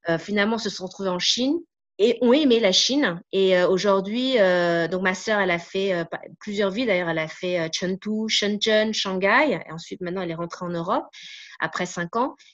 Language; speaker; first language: French; native; French